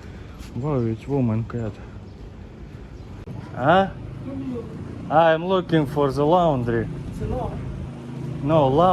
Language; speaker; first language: English; non-native, fluent; Russian